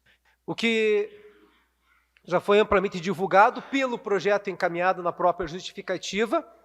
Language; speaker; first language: Portuguese; native; Portuguese